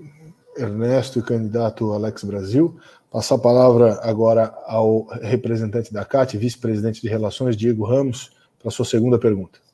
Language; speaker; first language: Portuguese; native; Portuguese